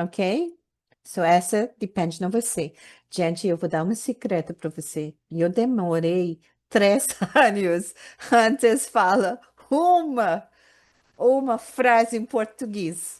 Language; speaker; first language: Portuguese; non-native, learner; English